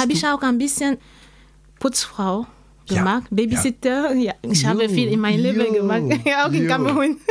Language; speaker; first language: German; non-native, learner; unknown